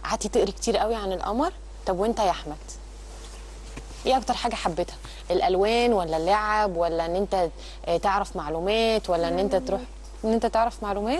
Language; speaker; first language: Arabic; native; Arabic